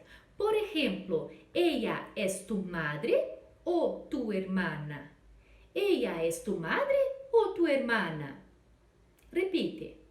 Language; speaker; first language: Spanish; non-native, fluent; Portuguese